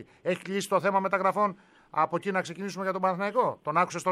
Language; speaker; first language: Greek; native; Greek